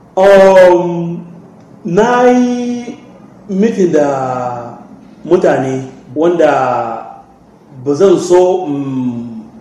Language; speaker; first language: Hausa; non-native, local second language; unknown